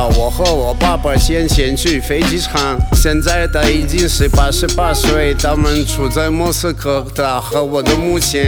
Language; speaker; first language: Chinese; non-native, learner; Russian